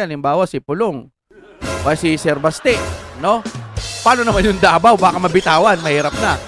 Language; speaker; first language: Filipino; native; Filipino